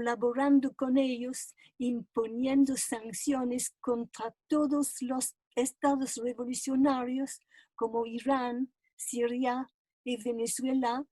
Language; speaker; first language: Spanish; non-native, fluent; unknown